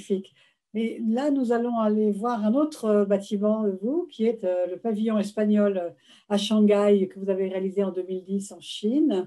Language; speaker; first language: French; native; French